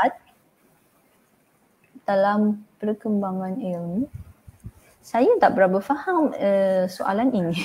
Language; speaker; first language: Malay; non-native, fluent; Chinese